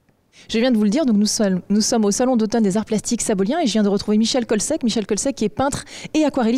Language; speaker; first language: French; native; French